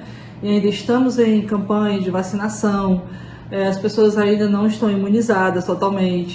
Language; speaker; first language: Portuguese; native; Portuguese